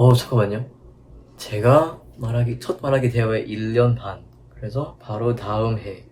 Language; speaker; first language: Korean; non-native, fluent; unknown